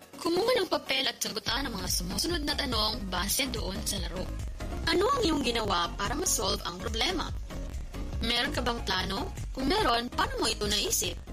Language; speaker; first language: Filipino; non-native, local second language; Hiligaynon